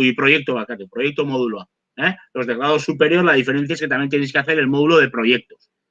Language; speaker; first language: Spanish; native; Spanish